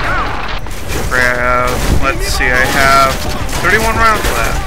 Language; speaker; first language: English; native; English